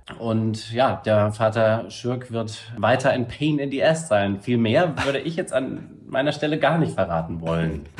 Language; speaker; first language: German; native; German